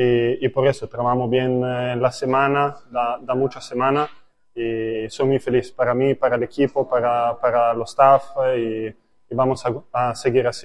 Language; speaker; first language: Spanish; non-native, fluent; Italian